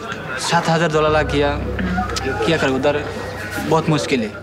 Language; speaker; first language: Hindi; non-native, local second language; Bangla